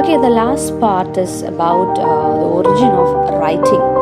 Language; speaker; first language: English; non-native, local second language; Malayalam